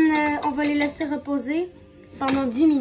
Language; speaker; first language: French; non-native, local second language; Arabic